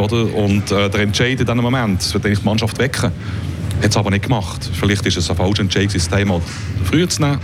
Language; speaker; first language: German; native; German